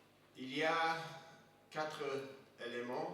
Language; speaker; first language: French; non-native, fluent; English